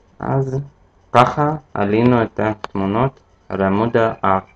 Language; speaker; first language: Hebrew; non-native, fluent; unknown